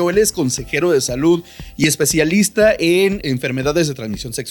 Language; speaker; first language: Spanish; native; Spanish